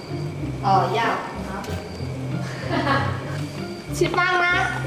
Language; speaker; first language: Chinese; non-native, local second language; Cantonese